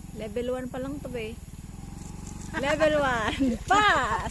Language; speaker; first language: Filipino; non-native, local second language; Bikol